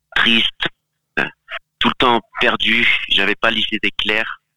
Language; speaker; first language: French; non-native, fluent; Galician